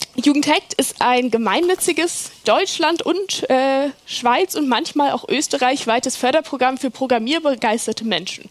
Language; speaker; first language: German; native; German